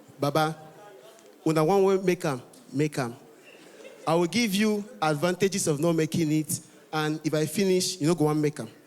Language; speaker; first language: Nigerian Pidgin; non-native, local second language; Igbo